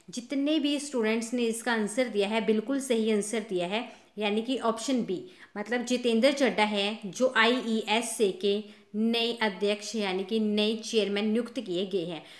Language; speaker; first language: Hindi; non-native, local second language; Punjabi